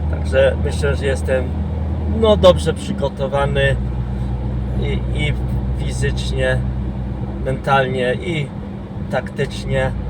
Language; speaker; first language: Polish; non-native, fluent; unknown